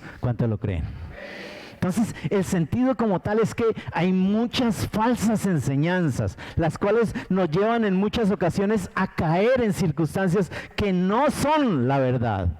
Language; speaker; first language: Spanish; native; Spanish